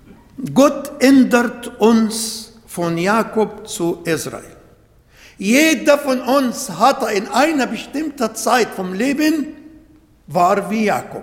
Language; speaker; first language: German; non-native, learner; Arabic